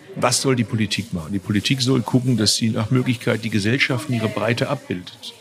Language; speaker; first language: German; early bilingual, other home language; Turkish